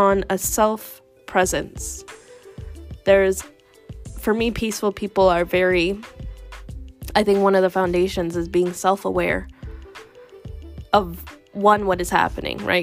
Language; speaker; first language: English; native; English